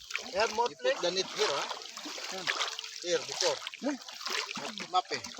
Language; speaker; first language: English; non-native, learner; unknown